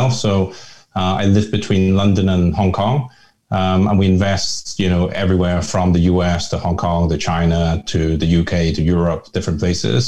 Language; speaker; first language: English; non-native, local second language; Hakka Chinese